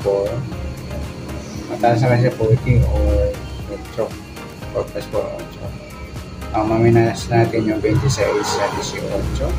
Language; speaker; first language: Filipino; native; Filipino